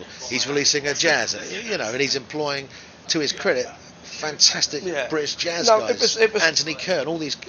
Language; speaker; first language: English; native; English